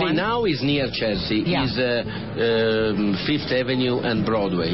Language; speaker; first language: English; non-native, learner; Italian